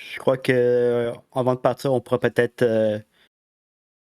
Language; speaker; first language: French; native; French